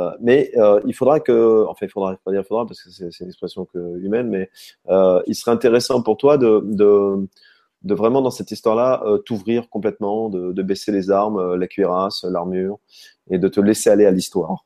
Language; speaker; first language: French; native; French